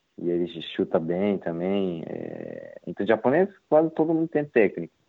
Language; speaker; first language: Portuguese; non-native, learner; Japanese